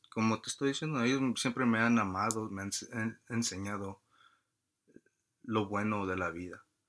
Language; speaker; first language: Spanish; early bilingual, heritage; Spanish